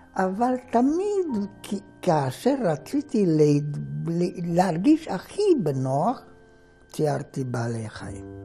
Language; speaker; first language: Hebrew; non-native, fluent; Romanian